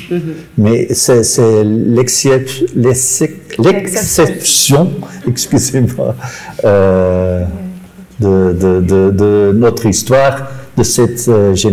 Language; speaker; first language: French; non-native, local second language; Dutch